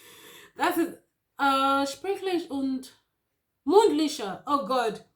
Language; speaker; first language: German; non-native, learner; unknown